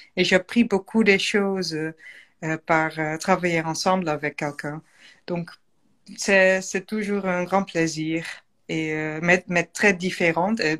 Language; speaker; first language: French; non-native, learner; Dutch